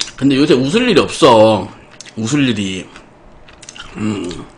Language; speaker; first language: Korean; native; Korean